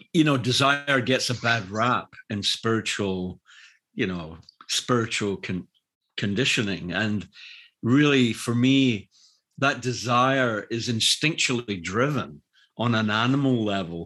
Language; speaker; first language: English; native; English